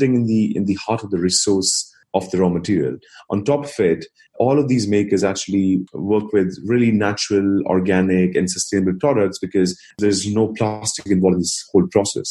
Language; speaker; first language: English; non-native, local second language; Hindi